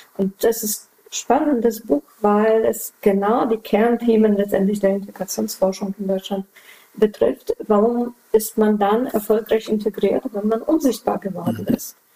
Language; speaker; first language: German; non-native, fluent; Polish